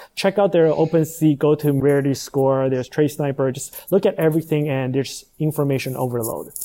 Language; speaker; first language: English; non-native, fluent; Chinese